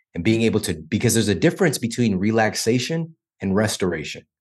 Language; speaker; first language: English; native; English